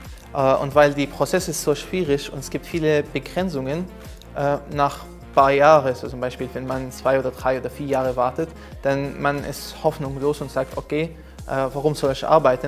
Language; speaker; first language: German; non-native, fluent; Arabic